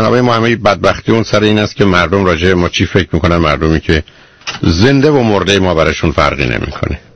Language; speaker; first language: Persian; native; Persian